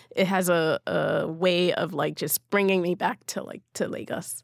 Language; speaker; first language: English; non-native, local second language; Yoruba